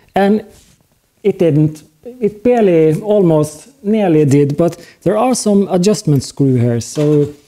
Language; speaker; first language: English; non-native, fluent; Norwegian